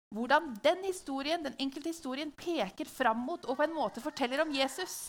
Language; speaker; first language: Norwegian; native; Norwegian